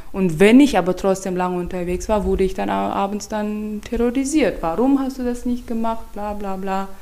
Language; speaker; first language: German; non-native, fluent; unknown